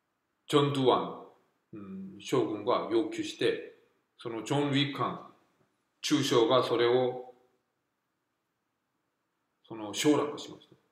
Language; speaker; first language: Japanese; non-native, fluent; Korean